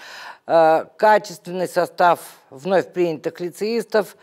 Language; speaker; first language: Russian; native; Russian